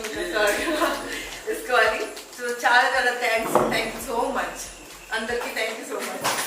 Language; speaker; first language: Telugu; non-native, fluent; Bangla